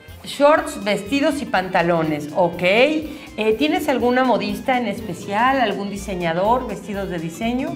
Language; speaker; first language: Spanish; native; Spanish